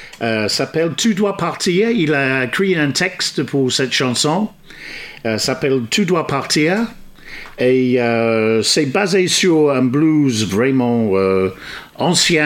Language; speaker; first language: French; non-native, fluent; English